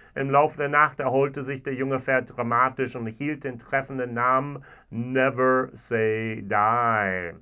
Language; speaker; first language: German; non-native, fluent; English